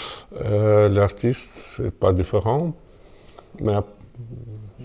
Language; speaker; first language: French; non-native, fluent; Russian